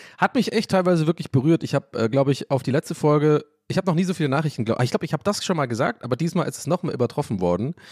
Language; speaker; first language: German; native; German